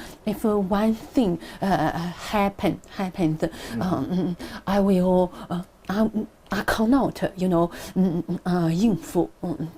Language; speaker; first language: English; non-native, learner; Chinese